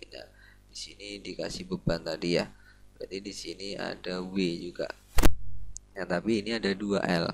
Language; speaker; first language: Indonesian; native; Indonesian